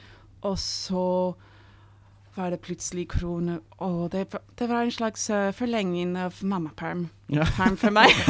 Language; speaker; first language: Norwegian; non-native, fluent; English